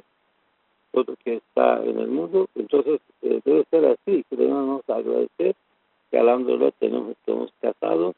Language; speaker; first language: Spanish; non-native, learner; Persian